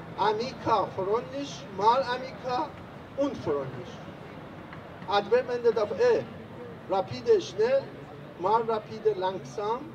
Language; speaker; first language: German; non-native, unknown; Persian